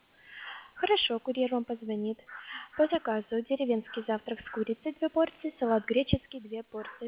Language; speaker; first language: Russian; native; Russian